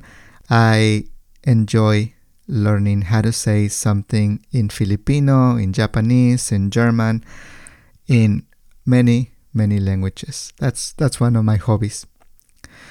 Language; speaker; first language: English; non-native, fluent; Spanish